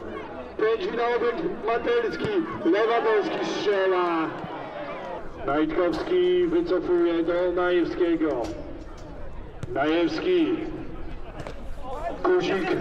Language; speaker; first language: Polish; native; Polish